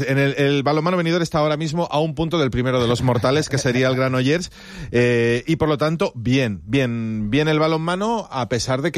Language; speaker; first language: Spanish; native; Spanish